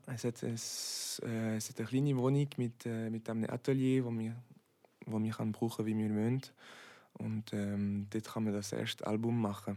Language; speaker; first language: German; non-native, local second language; French